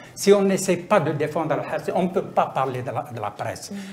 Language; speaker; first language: French; non-native, local second language; Arabic